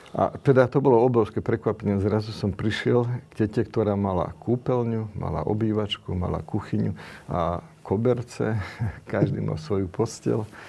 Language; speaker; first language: Slovak; non-native, local second language; Romany